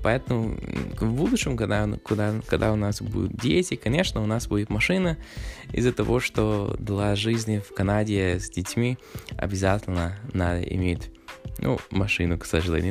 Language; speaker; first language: Russian; non-native, fluent; English